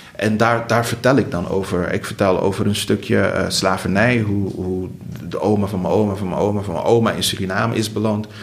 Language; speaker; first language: Dutch; early bilingual, other home language; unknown